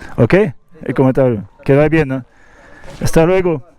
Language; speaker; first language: Spanish; non-native, learner; French